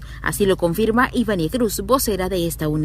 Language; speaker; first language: Spanish; native; Spanish